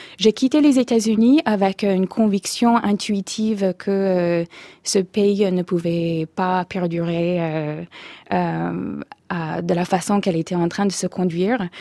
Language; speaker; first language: French; non-native, fluent; English